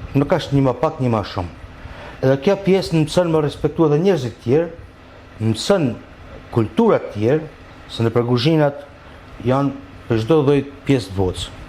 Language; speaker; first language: Albanian; early bilingual, heritage; Albanian